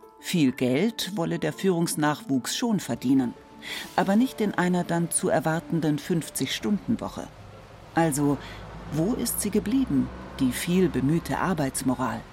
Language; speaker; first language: German; native; German